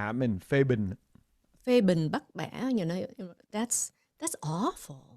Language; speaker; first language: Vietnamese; early bilingual, heritage; English